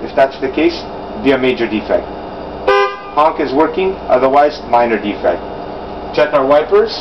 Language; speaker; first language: English; non-native, local second language; French